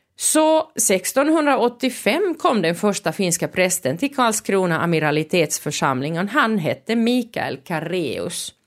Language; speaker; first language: Swedish; non-native, local second language; Finnish